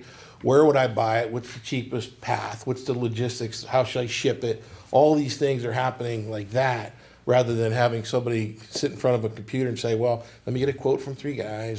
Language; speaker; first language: English; native; English